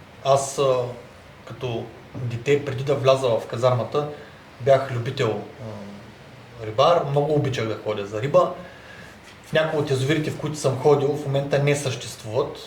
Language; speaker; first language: Bulgarian; native; Bulgarian